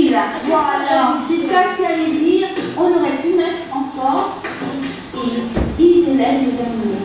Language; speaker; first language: French; native; French